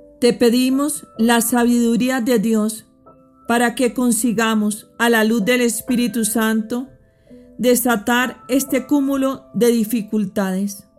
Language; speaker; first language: Spanish; native; Spanish